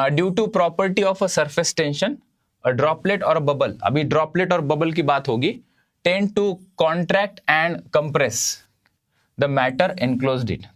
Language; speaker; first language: Hindi; non-native, local second language; Marathi